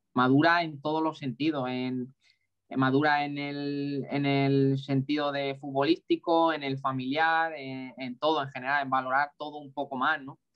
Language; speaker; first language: Spanish; native; Spanish